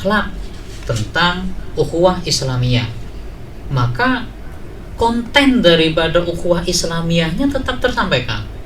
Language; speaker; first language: Indonesian; native; Indonesian